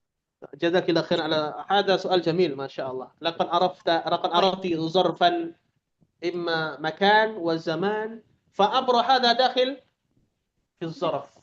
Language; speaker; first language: Arabic; non-native, fluent; Indonesian